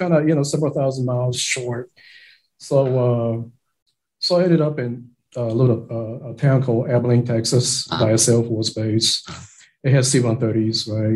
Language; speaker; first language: English; non-native, fluent; Japanese